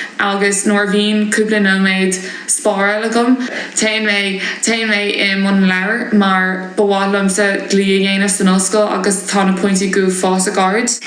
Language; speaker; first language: Irish; non-native, local second language; English